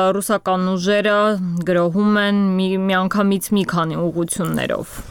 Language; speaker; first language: Armenian; native; Armenian